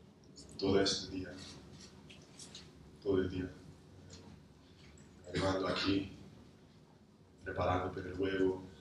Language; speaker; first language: Spanish; non-native, learner; English